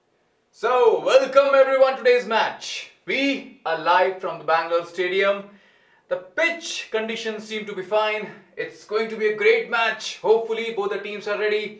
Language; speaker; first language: English; non-native, local second language; Hindi